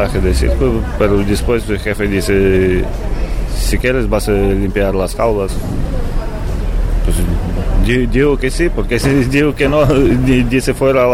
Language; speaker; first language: Spanish; non-native, learner; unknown